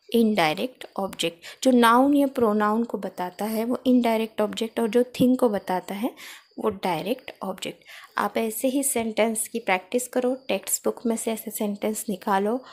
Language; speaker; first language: Hindi; non-native, local second language; Marathi